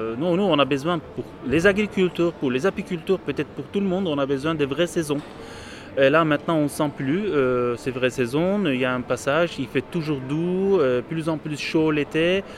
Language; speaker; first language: French; non-native, fluent; Turkish